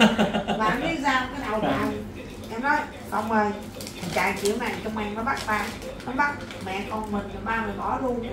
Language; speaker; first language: Vietnamese; native; Vietnamese